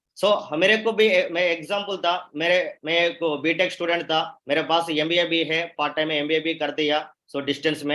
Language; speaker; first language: Hindi; non-native, local second language; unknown